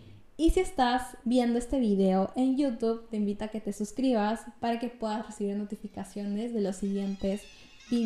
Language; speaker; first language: Spanish; native; Spanish